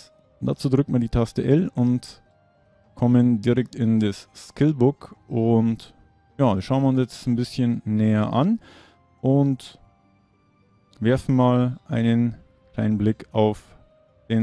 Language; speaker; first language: German; native; German